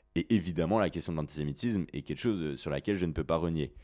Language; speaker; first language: French; native; French